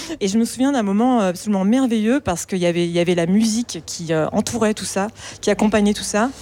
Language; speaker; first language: French; native; French